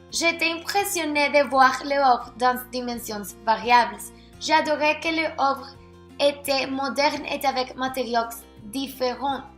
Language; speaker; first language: French; non-native, learner; Spanish